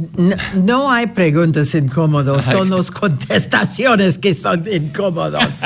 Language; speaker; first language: Spanish; non-native, fluent; English